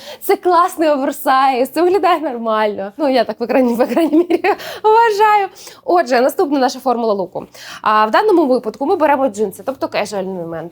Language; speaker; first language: Ukrainian; native; Ukrainian